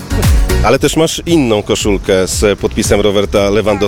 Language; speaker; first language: Polish; native; Polish